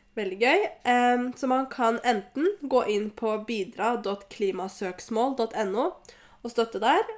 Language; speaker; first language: Norwegian; native; Norwegian